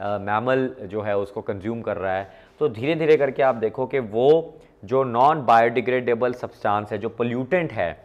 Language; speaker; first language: Hindi; non-native, local second language; Punjabi